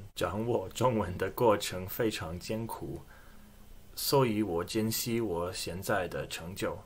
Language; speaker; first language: Chinese; non-native, fluent; English